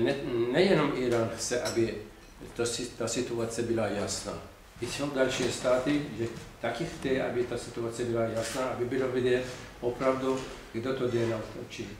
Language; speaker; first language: Czech; non-native, fluent; Persian